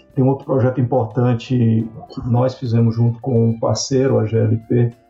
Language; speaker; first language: Portuguese; native; Portuguese